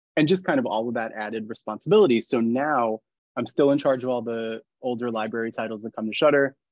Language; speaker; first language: English; native; English